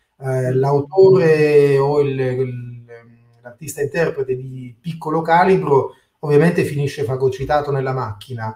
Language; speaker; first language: Italian; native; Italian